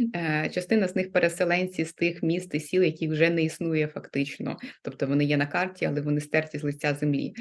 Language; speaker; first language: Ukrainian; non-native, local second language; Russian